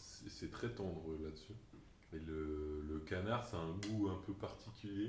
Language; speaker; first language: French; native; French